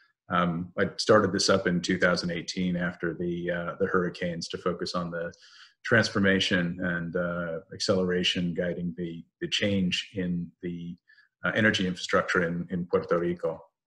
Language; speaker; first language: English; native; English